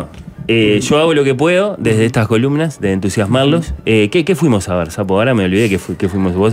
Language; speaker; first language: Spanish; native; Spanish